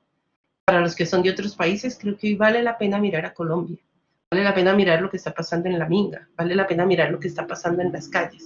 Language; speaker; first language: Spanish; native; Spanish